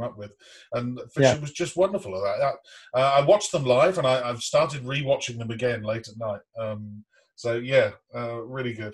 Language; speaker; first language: English; native; English